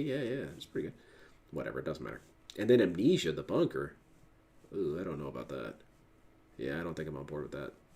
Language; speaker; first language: English; native; English